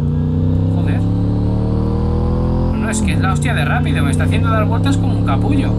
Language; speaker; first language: Spanish; native; Spanish